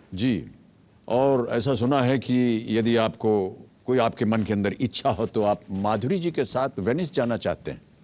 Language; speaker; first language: Hindi; native; Hindi